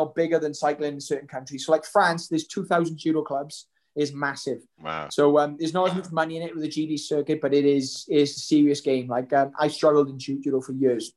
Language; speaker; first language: English; native; English